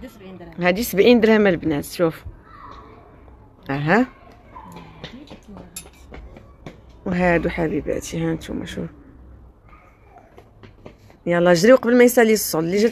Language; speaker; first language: Arabic; native; Arabic